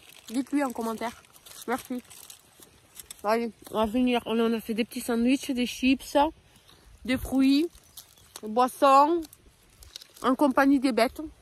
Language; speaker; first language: French; native; French